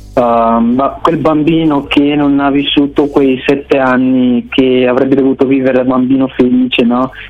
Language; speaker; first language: Italian; early bilingual, other home language; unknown